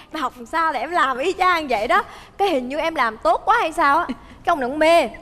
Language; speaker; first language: Vietnamese; early bilingual, heritage; Vietnamese